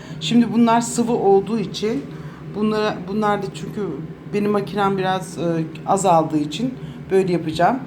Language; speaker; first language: Turkish; native; Turkish